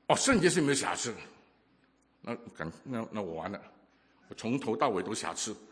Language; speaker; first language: Chinese; non-native, local second language; Cantonese